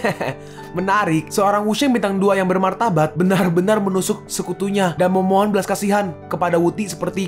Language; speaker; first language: Indonesian; native; Indonesian